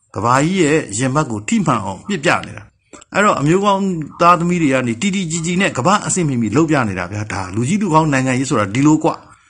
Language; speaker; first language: Burmese; native; Burmese